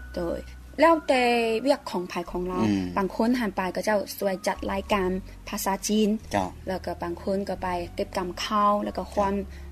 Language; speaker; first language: Lao; non-native, fluent; Chinese